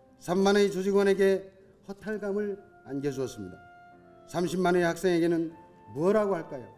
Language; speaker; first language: Korean; native; Korean